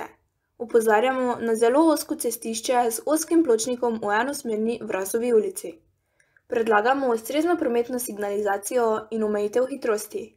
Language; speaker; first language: Slovenian; native; Slovenian